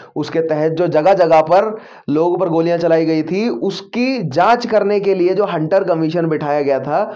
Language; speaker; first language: Hindi; native; Hindi